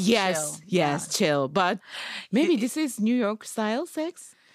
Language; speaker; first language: English; non-native, learner; Japanese